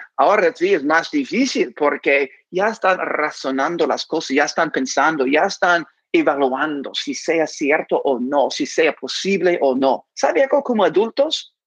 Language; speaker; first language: Spanish; non-native, fluent; English